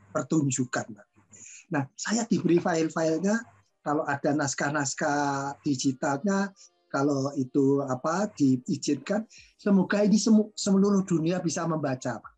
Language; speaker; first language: Indonesian; non-native, local second language; Javanese